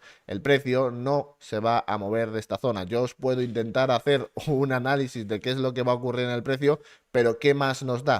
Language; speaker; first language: Spanish; native; Spanish